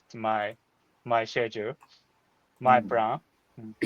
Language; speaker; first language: English; non-native, learner; Japanese